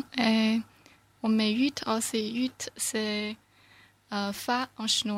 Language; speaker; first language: French; non-native, learner; Chinese